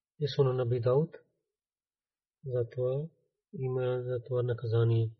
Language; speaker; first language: Bulgarian; non-native, learner; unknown